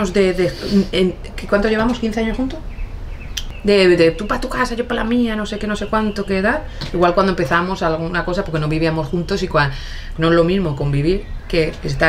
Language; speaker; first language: Spanish; native; Spanish